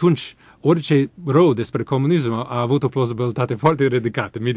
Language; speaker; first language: Romanian; non-native, fluent; English